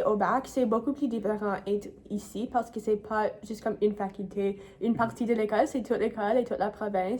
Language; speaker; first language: French; non-native, local second language; English